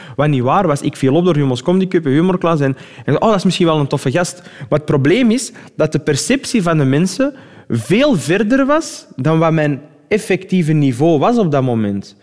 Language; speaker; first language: Dutch; early bilingual, other home language; Arabic